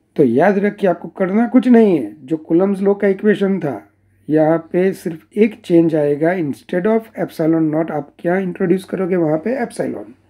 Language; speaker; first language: Hindi; non-native, local second language; Gujarati